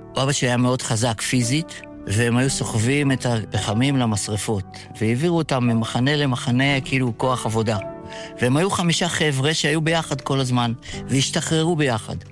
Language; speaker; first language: Hebrew; early bilingual, other home language; Yiddish